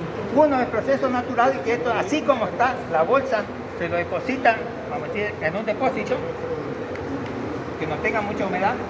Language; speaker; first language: Spanish; native; Spanish